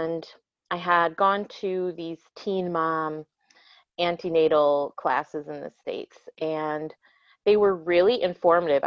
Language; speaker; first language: English; native; English